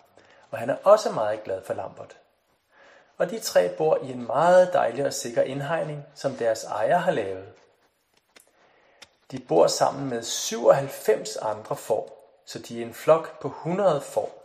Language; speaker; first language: Danish; native; Danish